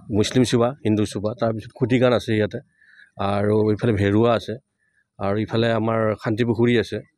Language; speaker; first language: Assamese; native; Assamese